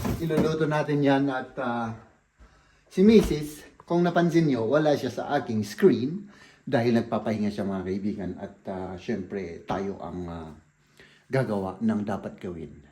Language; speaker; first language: Filipino; native; Filipino